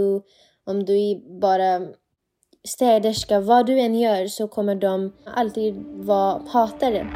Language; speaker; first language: Swedish; non-native, fluent; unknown